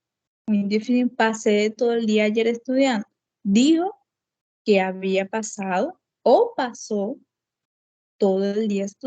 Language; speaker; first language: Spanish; non-native, fluent; Portuguese